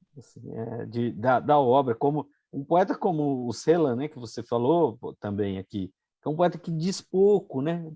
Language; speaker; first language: Portuguese; native; Portuguese